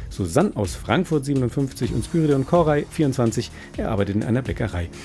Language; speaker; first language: German; native; German